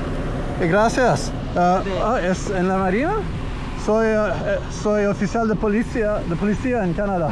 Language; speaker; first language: Spanish; non-native, learner; English